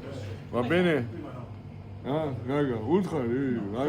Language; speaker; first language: Italian; non-native, fluent; Georgian